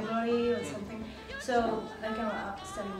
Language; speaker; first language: English; non-native, learner; Japanese